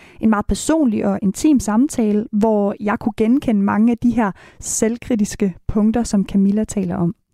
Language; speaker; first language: Danish; native; Danish